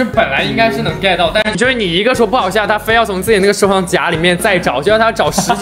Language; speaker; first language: Chinese; non-native, fluent; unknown